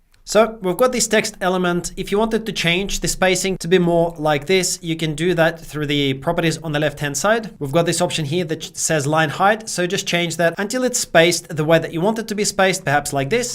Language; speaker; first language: English; native; English